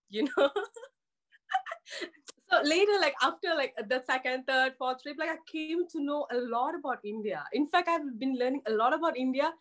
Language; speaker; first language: English; non-native, local second language; Telugu